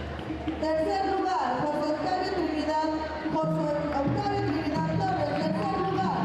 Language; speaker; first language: Spanish; native; Spanish